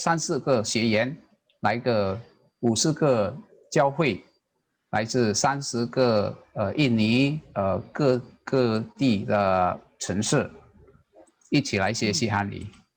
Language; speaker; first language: Chinese; non-native, learner; Indonesian